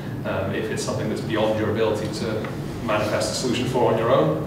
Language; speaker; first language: English; native; English